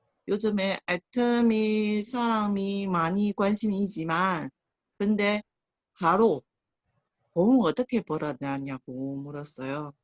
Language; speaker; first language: Korean; non-native, learner; Chinese